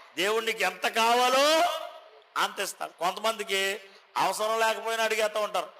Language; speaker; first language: Telugu; native; Telugu